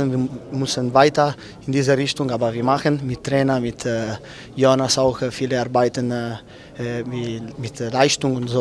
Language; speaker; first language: German; non-native, learner; Italian